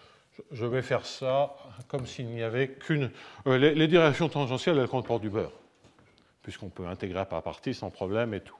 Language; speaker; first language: French; native; French